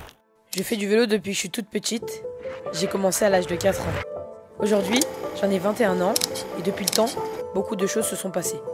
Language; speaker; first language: French; native; French